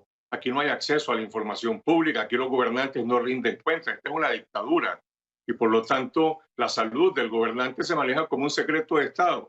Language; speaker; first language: Spanish; native; Spanish